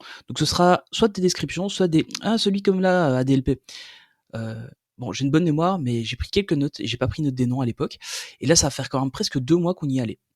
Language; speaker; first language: French; native; French